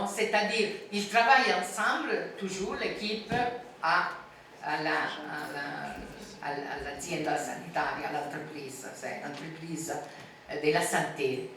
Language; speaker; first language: French; non-native, fluent; Italian